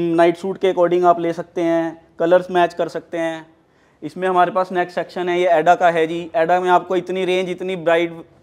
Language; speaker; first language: Hindi; native; Hindi